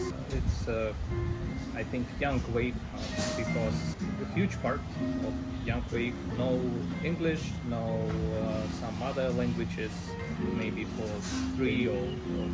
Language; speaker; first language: English; non-native, learner; Russian